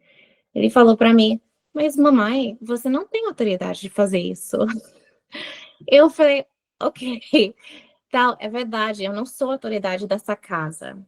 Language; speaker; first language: Portuguese; non-native, fluent; English